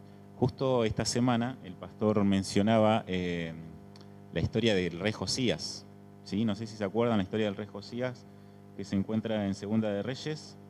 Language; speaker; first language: Spanish; native; Spanish